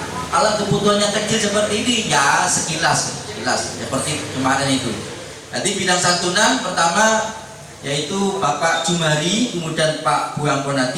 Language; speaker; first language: Indonesian; native; Indonesian